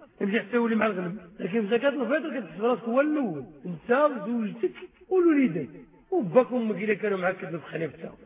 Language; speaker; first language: Arabic; native; Arabic